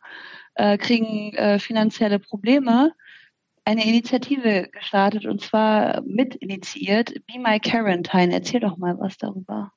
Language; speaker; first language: German; native; German